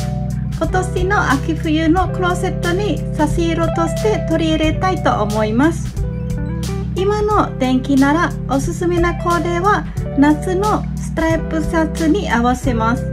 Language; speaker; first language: Japanese; non-native, fluent; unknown